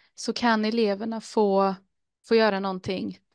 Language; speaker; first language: Swedish; native; Swedish